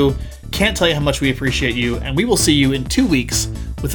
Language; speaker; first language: English; native; English